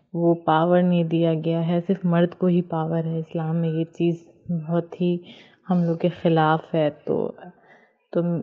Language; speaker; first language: Hindi; native; Hindi